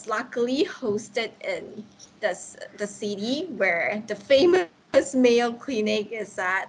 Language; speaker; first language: English; non-native, local second language; Cantonese